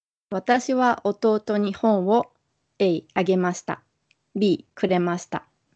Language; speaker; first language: Japanese; native; Japanese